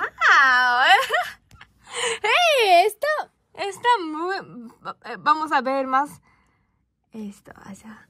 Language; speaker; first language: Spanish; non-native, learner; Japanese